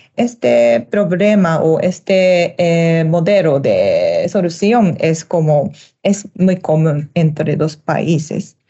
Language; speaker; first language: Spanish; non-native, learner; Japanese